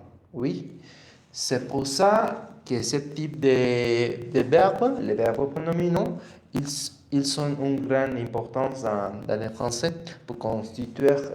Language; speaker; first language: French; non-native, learner; Spanish